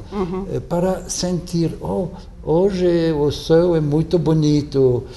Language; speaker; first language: Portuguese; non-native, fluent; French